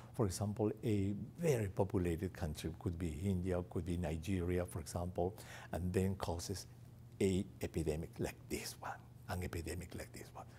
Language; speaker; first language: English; non-native, fluent; Spanish